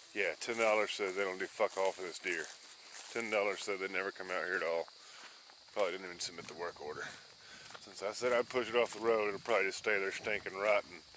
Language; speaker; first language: English; native; English